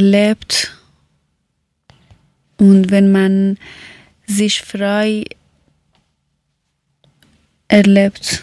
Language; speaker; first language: German; non-native, learner; Persian